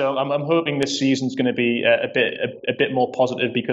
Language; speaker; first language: English; native; English